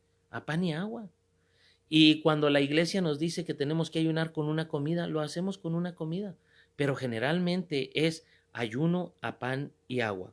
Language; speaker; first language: Spanish; native; Spanish